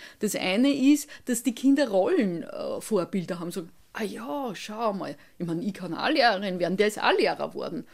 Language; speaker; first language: German; native; German